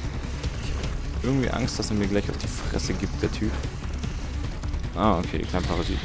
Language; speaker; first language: German; native; German